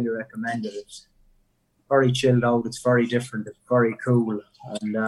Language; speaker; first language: English; native; English